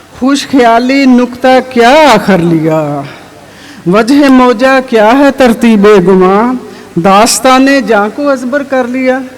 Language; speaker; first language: Urdu; non-native, local second language; Punjabi